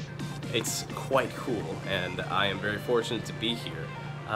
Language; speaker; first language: English; native; English